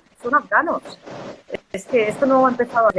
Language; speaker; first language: Spanish; native; Spanish